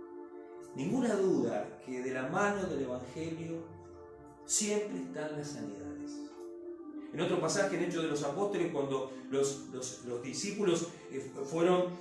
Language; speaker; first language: Spanish; native; Spanish